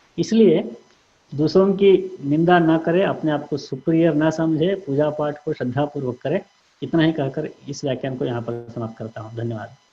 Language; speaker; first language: Hindi; non-native, local second language; Kannada